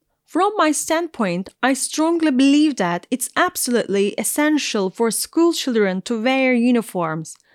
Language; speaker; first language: English; non-native, fluent; Turkish